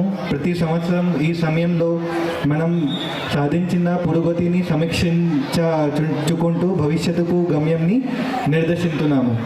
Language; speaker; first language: Telugu; non-native, learner; Hindi